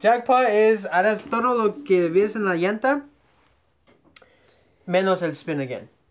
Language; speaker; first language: Spanish; early bilingual, heritage; Spanish